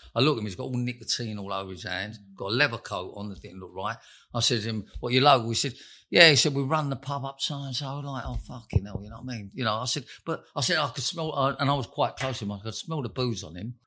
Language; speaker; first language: English; native; English